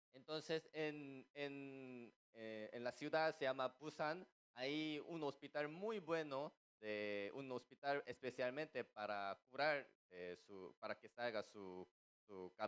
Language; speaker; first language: Spanish; non-native, fluent; Korean